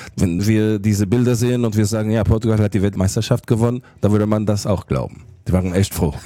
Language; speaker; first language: German; non-native, fluent; Portuguese